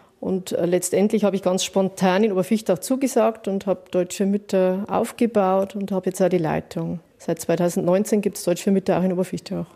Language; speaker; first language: German; native; German